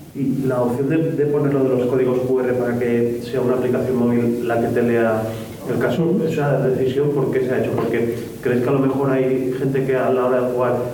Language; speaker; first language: Spanish; native; Spanish